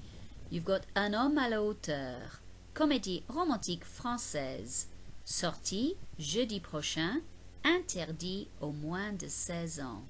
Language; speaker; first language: French; non-native, fluent; English